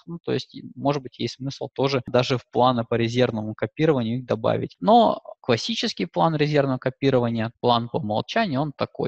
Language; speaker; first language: Russian; native; Russian